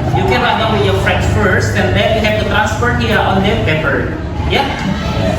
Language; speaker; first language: English; non-native, fluent; Indonesian